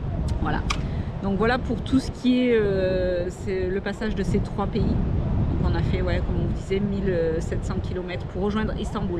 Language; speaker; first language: French; native; French